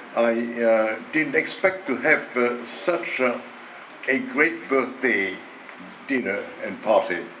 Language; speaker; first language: English; non-native, fluent; Vietnamese